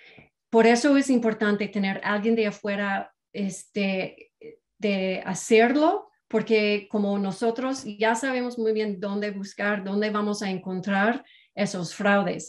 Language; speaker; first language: Spanish; non-native, fluent; English